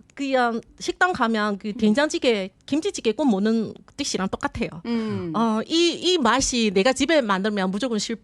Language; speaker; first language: Korean; non-native, learner; Chinese